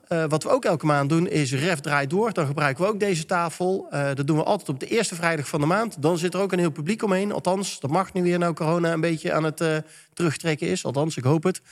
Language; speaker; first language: Dutch; native; Dutch